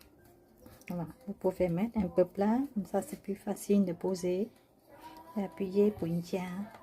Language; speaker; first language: French; non-native, learner; Vietnamese